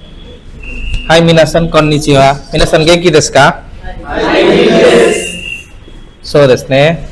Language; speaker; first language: Japanese; non-native, fluent; Bangla